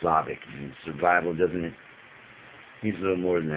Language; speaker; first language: English; native; English